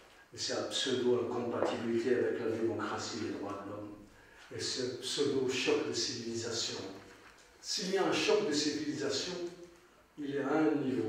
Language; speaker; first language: French; non-native, local second language; Arabic